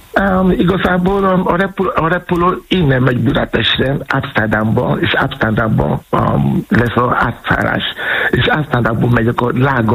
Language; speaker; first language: Hungarian; non-native, fluent; Yoruba